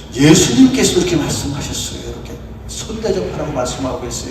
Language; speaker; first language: Korean; native; Korean